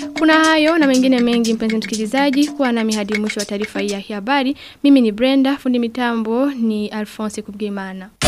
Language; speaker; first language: Swahili; non-native, local second language; Rundi